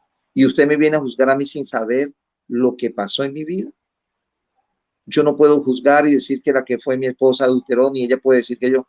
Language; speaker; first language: Spanish; native; Spanish